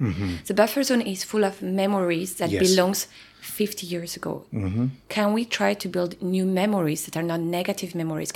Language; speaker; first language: English; non-native, fluent; French